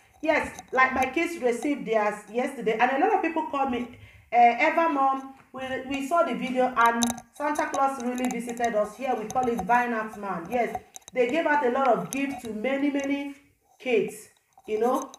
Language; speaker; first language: English; non-native, local second language; Igbo